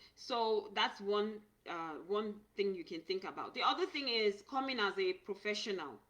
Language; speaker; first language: English; non-native, local second language; Yoruba